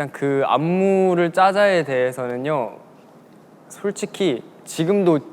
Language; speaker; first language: Korean; native; Korean